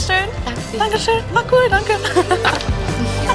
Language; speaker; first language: German; native; German